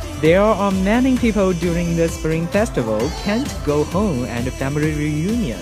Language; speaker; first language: English; non-native, learner; Chinese